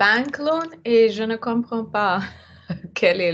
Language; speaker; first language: French; non-native, learner; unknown